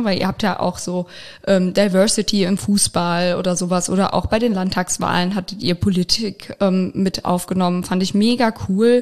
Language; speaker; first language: German; native; German